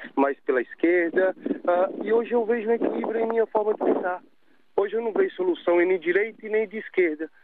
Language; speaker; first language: Portuguese; native; Portuguese